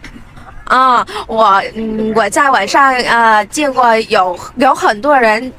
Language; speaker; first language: Chinese; non-native, learner; Vietnamese